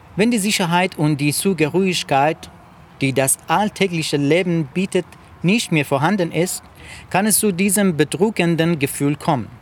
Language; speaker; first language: German; non-native, fluent; Persian